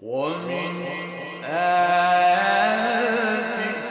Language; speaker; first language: Arabic; native; Arabic